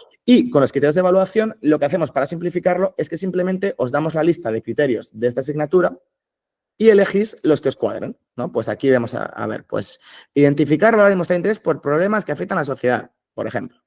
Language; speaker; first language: Spanish; native; Spanish